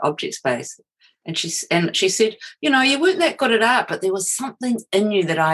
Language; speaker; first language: English; native; English